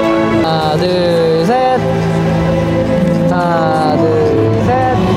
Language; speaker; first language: Korean; native; Korean